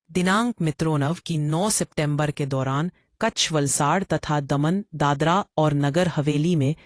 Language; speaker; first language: Hindi; non-native, local second language; Gujarati